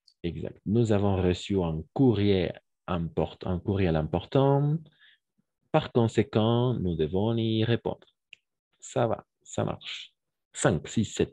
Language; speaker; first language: French; non-native, fluent; Spanish